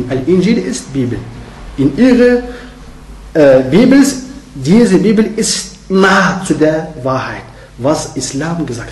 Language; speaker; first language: German; non-native, fluent; Arabic